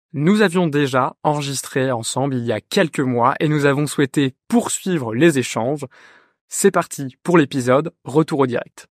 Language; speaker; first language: French; native; French